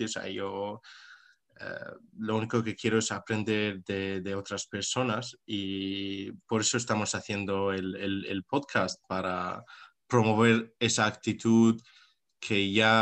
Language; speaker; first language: Spanish; non-native, local second language; Arabic